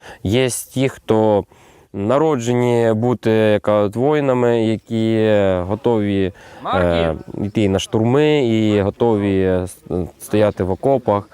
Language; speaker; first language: Ukrainian; native; Ukrainian